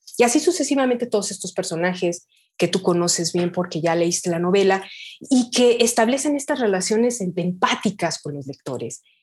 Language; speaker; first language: Spanish; native; Spanish